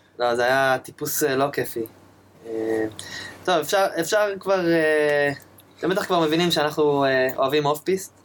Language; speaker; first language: Hebrew; native; Hebrew